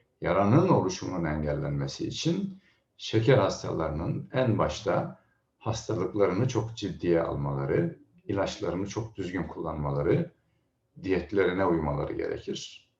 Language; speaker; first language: Turkish; native; Turkish